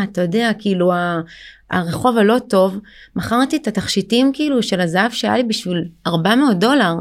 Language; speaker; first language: Hebrew; early bilingual, other home language; Russian